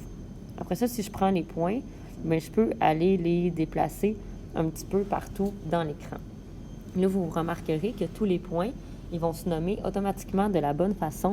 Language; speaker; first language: French; native; French